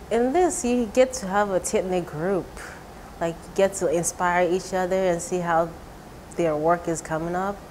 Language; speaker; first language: English; non-native, local second language; Igbo